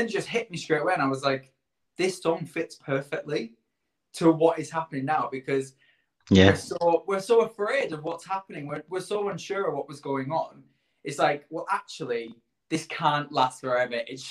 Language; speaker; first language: English; native; English